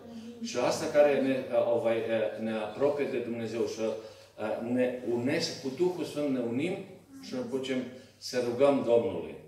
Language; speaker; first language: Romanian; non-native, learner; Serbian